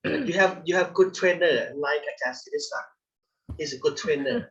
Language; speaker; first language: English; non-native, fluent; Thai